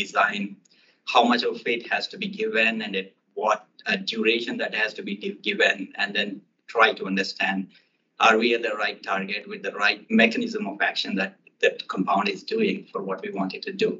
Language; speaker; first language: English; non-native, local second language; Telugu